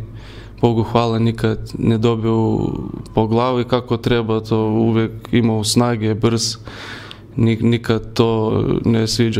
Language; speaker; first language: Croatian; non-native, learner; Lithuanian